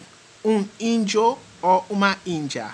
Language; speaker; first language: Portuguese; non-native, fluent; French